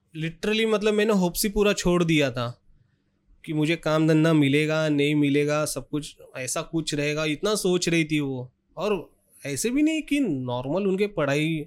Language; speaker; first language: Hindi; non-native, local second language; Marathi